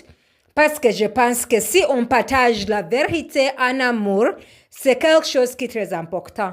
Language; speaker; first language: French; non-native, learner; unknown